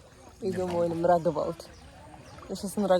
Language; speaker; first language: German; early bilingual, other home language; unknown